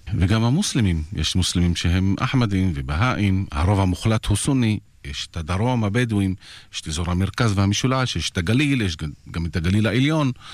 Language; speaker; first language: Hebrew; non-native, local second language; Arabic